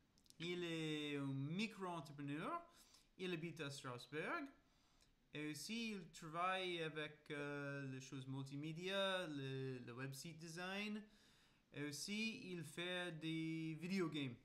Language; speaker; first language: French; non-native, learner; English